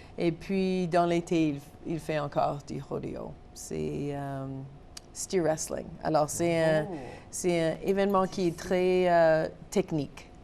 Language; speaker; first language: French; non-native, local second language; English